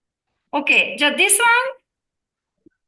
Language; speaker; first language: English; non-native, learner; Japanese